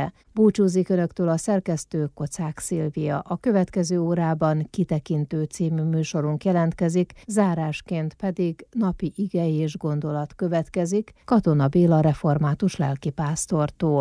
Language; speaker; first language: Hungarian; native; Hungarian